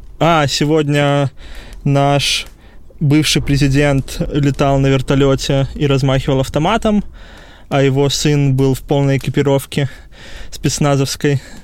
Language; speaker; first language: Russian; native; Russian